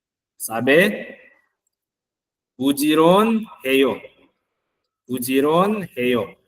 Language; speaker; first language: Korean; non-native, fluent; Filipino